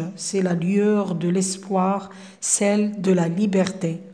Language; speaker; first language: French; non-native, local second language; Arabic